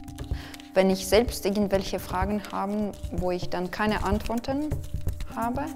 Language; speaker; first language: German; non-native, fluent; Russian